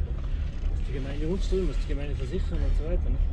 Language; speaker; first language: German; native; German